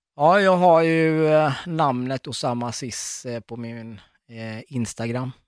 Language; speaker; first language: Swedish; early bilingual, other home language; Arabic